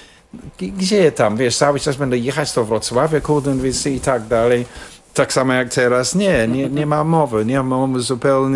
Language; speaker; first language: Polish; non-native, fluent; English